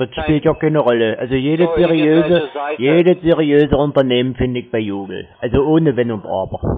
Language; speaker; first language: German; native; German